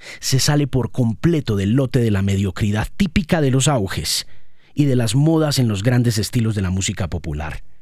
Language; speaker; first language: Spanish; native; Spanish